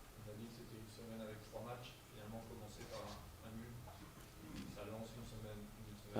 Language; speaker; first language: French; native; French